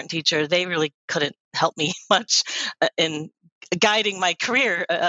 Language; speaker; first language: English; native; English